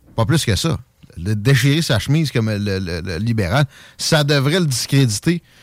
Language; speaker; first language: French; native; French